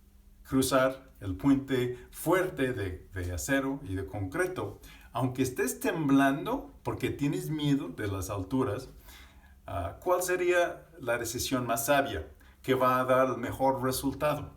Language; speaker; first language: Spanish; non-native, fluent; English